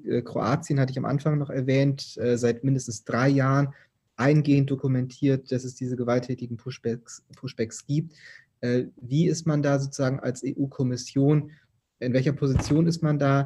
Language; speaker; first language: German; native; German